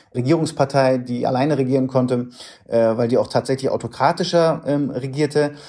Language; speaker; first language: German; native; German